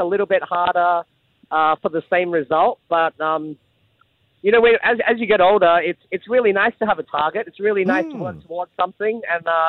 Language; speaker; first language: English; native; English